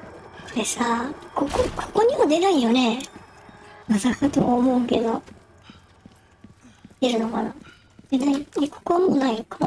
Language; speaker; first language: Japanese; native; Japanese